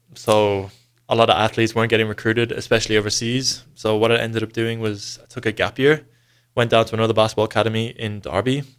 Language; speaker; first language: English; native; English